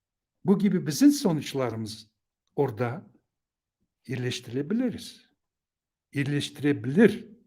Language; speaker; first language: Turkish; non-native, learner; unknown